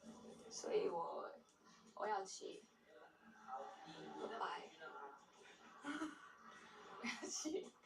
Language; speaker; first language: Chinese; non-native, learner; Korean